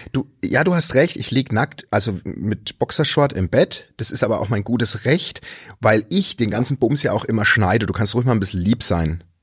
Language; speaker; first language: German; native; German